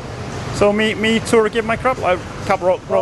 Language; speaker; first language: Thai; non-native, learner; English